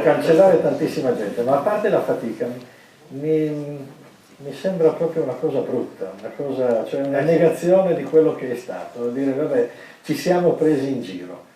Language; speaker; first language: Italian; native; Italian